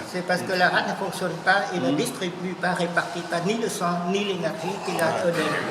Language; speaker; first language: French; native; French